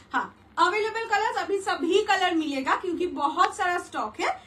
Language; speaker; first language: Hindi; non-native, local second language; Bangla